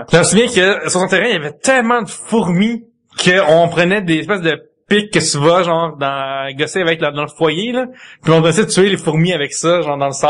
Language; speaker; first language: French; native; French